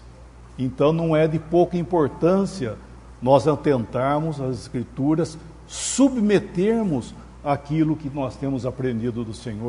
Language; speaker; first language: Portuguese; native; Portuguese